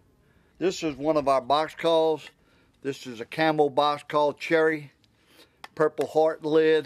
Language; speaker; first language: English; native; English